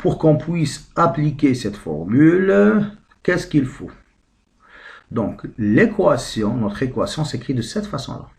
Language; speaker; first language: French; non-native, local second language; Arabic